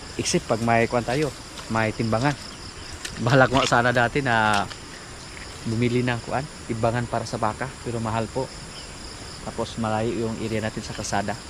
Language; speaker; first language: Filipino; non-native, local second language; Cebuano